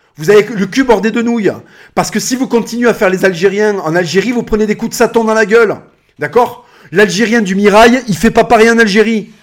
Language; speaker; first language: French; native; French